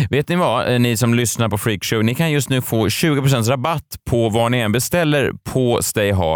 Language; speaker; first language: Swedish; native; Swedish